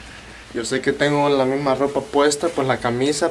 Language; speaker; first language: Spanish; early bilingual, heritage; Spanish